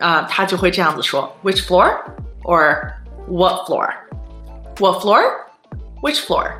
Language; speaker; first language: English; non-native, fluent; Chinese